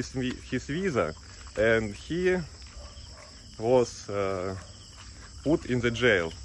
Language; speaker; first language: English; non-native, learner; Russian